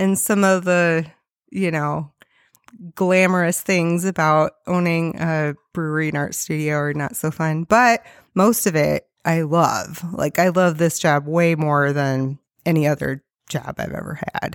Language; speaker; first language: English; native; English